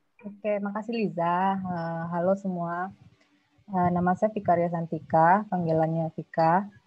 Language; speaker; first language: Indonesian; non-native, local second language; Minangkabau